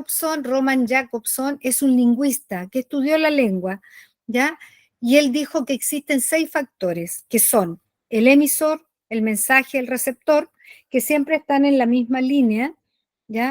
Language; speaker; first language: Spanish; native; Spanish